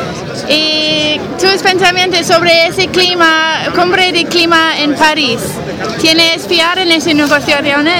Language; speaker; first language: Spanish; non-native, learner; English